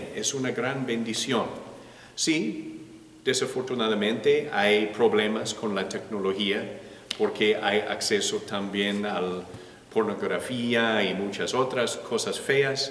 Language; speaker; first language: Spanish; non-native, learner; English